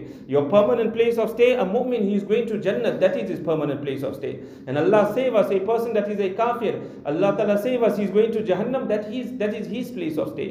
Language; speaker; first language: English; non-native, local second language; Urdu